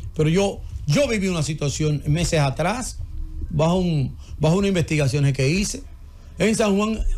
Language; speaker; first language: Spanish; native; Spanish